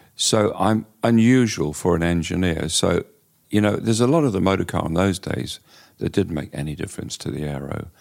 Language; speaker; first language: English; native; English